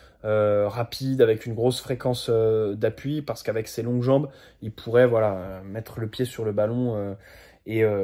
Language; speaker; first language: French; native; French